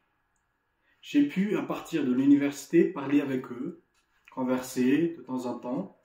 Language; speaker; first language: French; non-native, local second language; Malagasy